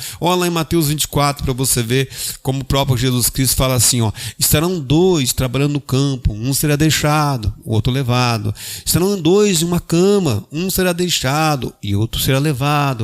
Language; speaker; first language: Portuguese; native; Portuguese